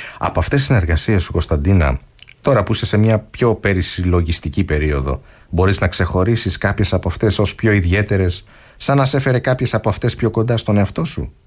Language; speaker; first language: Greek; native; Greek